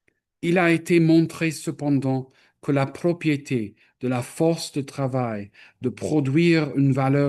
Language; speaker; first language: French; non-native, fluent; English